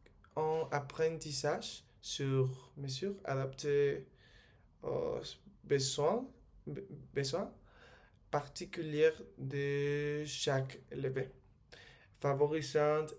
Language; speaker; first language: French; non-native, learner; Spanish